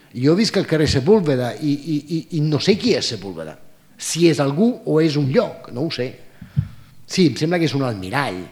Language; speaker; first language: Catalan; non-native, fluent; Italian